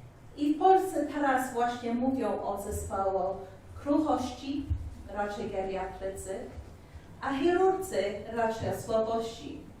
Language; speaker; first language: Polish; early bilingual, heritage; Polish